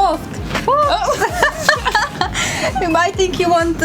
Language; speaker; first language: English; non-native, fluent; Russian